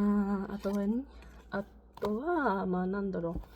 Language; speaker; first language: Japanese; non-native, learner; English